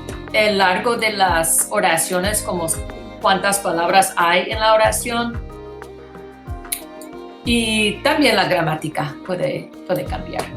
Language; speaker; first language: Spanish; non-native, fluent; English